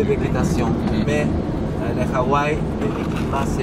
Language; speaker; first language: French; non-native, learner; Spanish